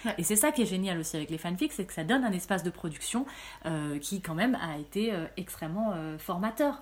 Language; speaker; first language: French; early bilingual, other home language; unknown